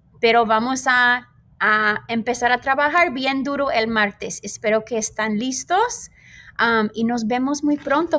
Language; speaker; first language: Spanish; non-native, fluent; English